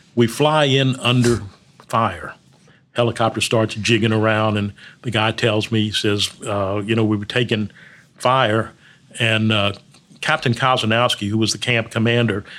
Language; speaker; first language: English; early bilingual, other home language; Spanish